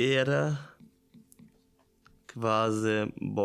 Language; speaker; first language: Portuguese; non-native, learner; German